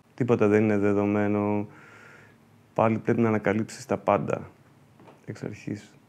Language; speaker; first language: Greek; early bilingual, heritage; Greek